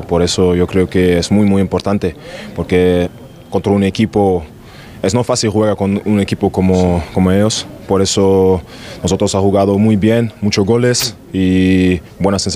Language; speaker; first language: Spanish; non-native, learner; German